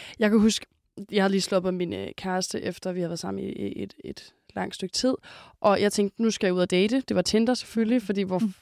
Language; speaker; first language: Danish; native; Danish